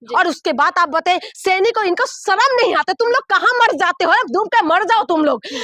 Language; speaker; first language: Hindi; non-native, local second language; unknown